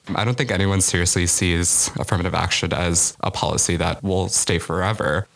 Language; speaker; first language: English; native; English